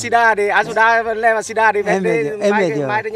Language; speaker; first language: Portuguese; non-native, learner; Vietnamese